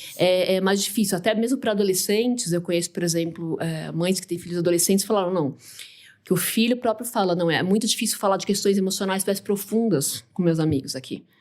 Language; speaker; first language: Portuguese; native; Portuguese